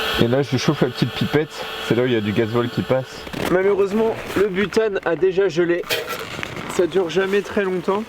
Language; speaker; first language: French; native; French